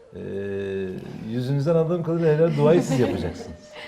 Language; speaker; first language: Turkish; native; Turkish